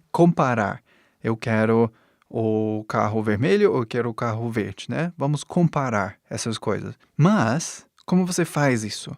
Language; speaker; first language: Portuguese; non-native, fluent; English